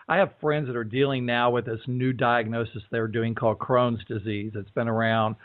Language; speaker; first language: English; native; English